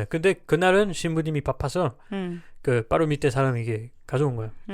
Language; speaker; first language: Korean; non-native, learner; French